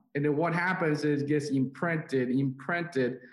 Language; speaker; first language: English; non-native, fluent; Korean